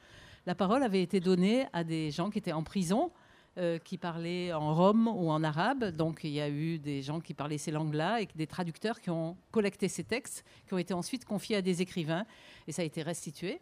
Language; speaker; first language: French; native; French